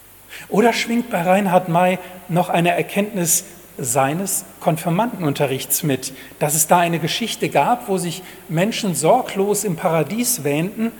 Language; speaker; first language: German; native; German